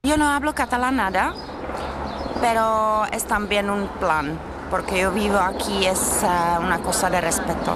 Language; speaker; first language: Spanish; non-native, fluent; Czech